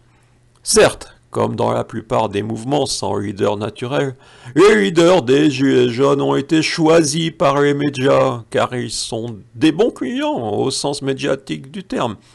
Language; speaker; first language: French; native; French